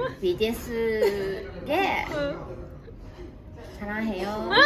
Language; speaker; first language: Korean; non-native, learner; Japanese